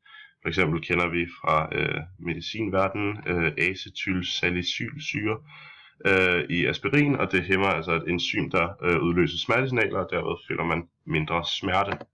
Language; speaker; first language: Danish; native; Danish